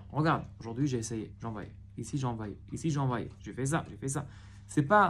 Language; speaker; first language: French; non-native, fluent; Hebrew